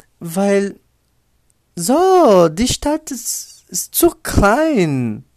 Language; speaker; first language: German; non-native, learner; Portuguese